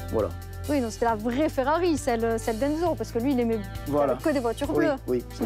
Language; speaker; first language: French; native; French